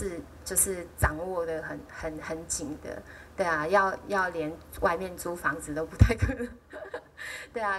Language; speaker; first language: Chinese; native; Chinese